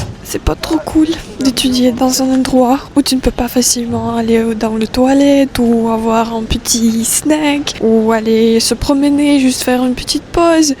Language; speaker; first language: French; non-native, fluent; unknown